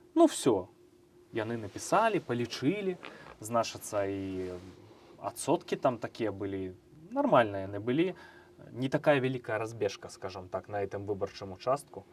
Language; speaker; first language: Belarusian; native; Belarusian